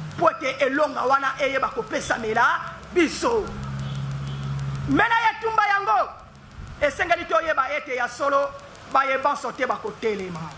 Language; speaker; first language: Lingala; non-native, local second language; Kongo